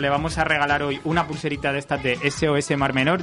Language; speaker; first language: Spanish; native; Spanish